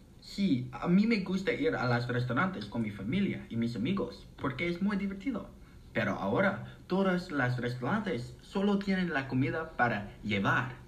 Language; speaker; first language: Spanish; non-native, learner; English